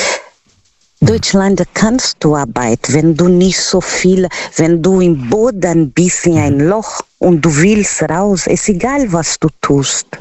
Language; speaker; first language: German; non-native, learner; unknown